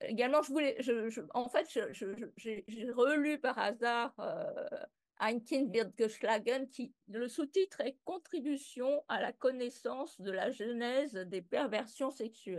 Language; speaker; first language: French; native; French